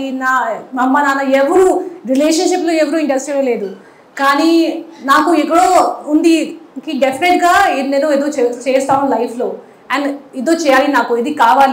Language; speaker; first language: Telugu; non-native, learner; Hindi